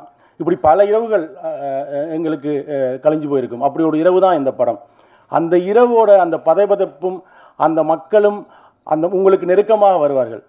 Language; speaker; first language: Tamil; native; Tamil